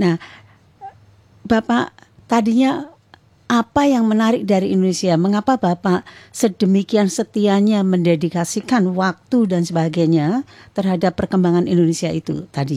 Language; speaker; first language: Indonesian; native; Indonesian